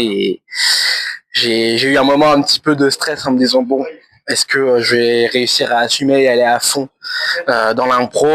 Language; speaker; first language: French; native; French